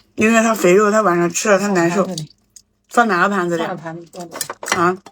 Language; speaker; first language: Chinese; native; Chinese